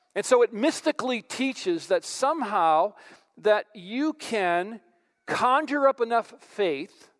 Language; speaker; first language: English; native; English